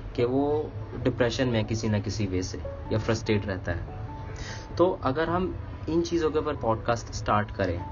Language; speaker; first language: Hindi; native; Hindi